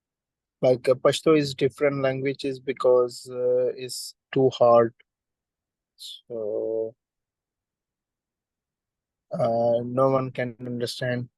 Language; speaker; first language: English; non-native, learner; Urdu